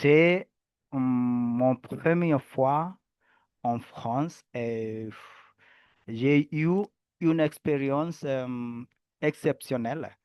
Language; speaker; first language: French; non-native, learner; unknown